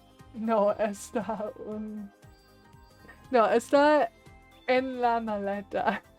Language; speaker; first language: Spanish; non-native, learner; English